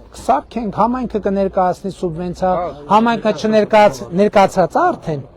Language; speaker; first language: Armenian; native; Armenian